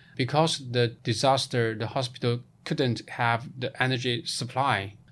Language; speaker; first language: English; non-native, fluent; Chinese